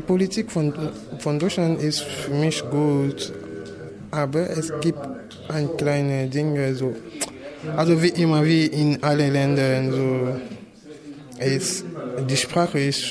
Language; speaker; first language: German; non-native, learner; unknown